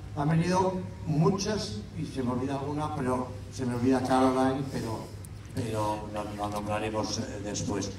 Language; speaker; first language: Spanish; native; Spanish